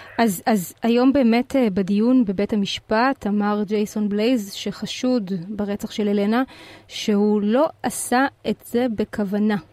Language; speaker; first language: Hebrew; native; Hebrew